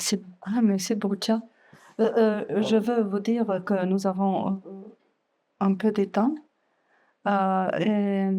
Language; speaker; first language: French; non-native, fluent; Romanian